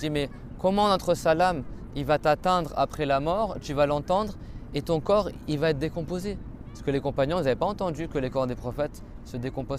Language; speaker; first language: French; native; French